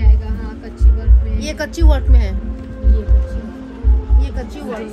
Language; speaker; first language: Hindi; non-native, local second language; Bangla